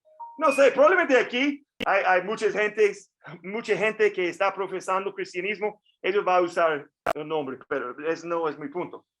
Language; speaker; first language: Spanish; non-native, fluent; English